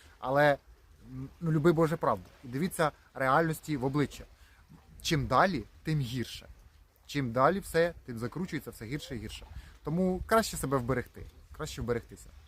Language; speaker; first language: Ukrainian; non-native, local second language; Russian